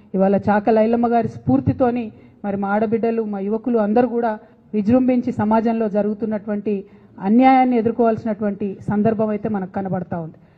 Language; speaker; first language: Telugu; native; Telugu